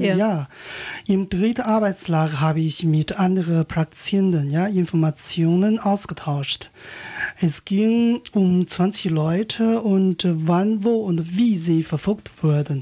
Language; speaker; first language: German; non-native, learner; Chinese